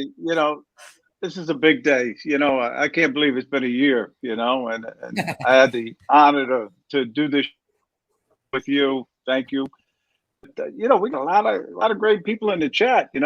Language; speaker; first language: English; native; English